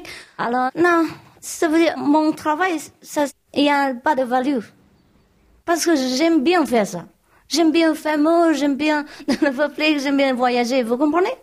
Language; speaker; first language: French; non-native, learner; Vietnamese